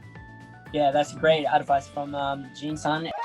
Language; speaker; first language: English; non-native, learner; Japanese